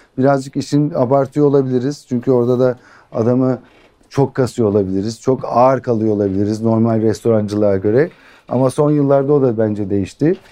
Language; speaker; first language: Turkish; native; Turkish